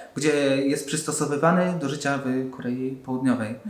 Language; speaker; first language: Polish; native; Polish